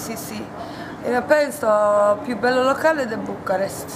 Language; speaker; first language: Italian; non-native, learner; Hungarian